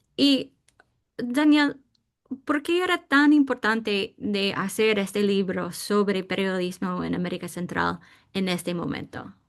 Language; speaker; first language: Spanish; non-native, fluent; English